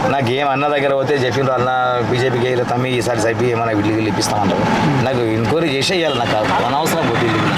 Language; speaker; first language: Telugu; non-native, local second language; Urdu